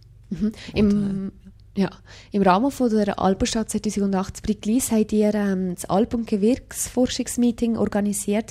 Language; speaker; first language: German; native; German